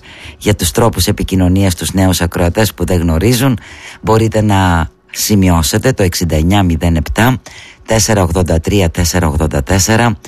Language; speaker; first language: Greek; native; Greek